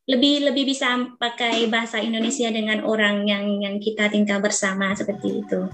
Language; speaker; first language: Indonesian; non-native, fluent; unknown